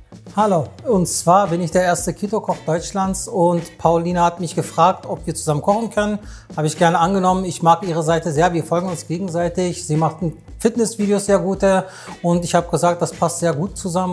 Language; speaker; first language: German; native; German